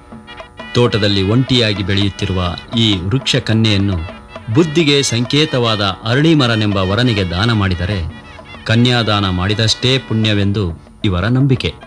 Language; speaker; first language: Kannada; native; Kannada